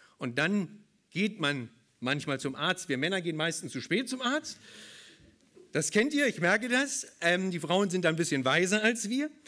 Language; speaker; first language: German; native; German